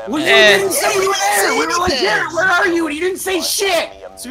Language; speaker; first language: English; native; English